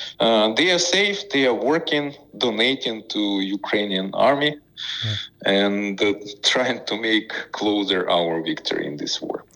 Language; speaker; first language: English; non-native, fluent; Ukrainian